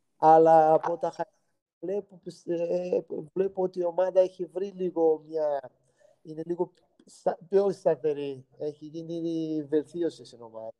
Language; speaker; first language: Greek; non-native, fluent; Portuguese